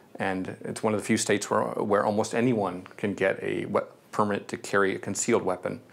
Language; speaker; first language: English; native; English